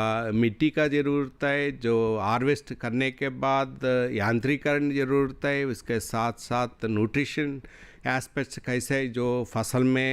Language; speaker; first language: Hindi; non-native, local second language; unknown